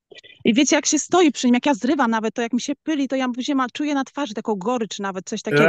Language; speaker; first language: Polish; native; Polish